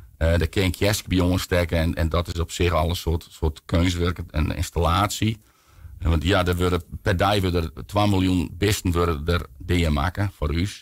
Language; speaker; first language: Dutch; non-native, local second language; Western Frisian